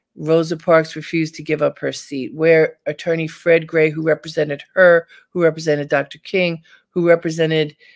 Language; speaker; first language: English; native; English